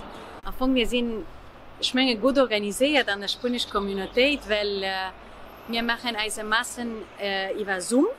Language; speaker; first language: German; non-native, learner; Spanish